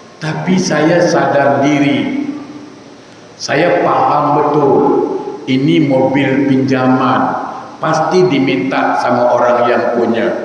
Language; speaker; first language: Malay; native; Malay